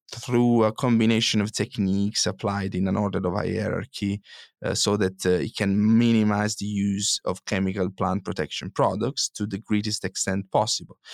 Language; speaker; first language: English; non-native, fluent; Italian